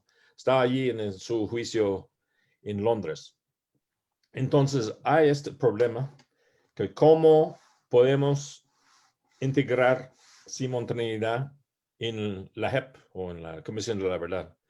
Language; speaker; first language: Spanish; non-native, learner; English